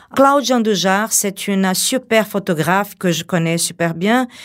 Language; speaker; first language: French; non-native, fluent; Portuguese